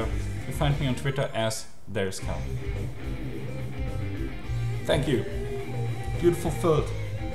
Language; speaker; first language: English; non-native, fluent; German